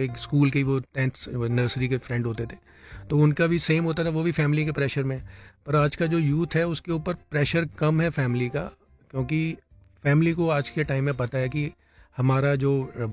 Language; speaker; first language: Hindi; native; Hindi